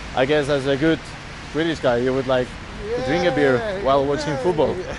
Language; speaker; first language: English; non-native, fluent; Spanish